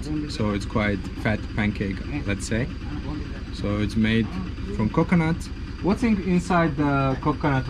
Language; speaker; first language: English; non-native, fluent; Azerbaijani